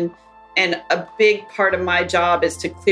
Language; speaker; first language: English; native; English